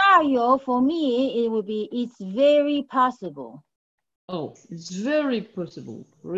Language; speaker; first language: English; non-native, fluent; French